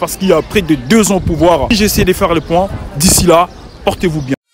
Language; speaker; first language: French; native; French